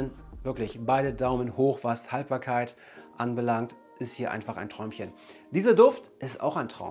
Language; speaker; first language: German; native; German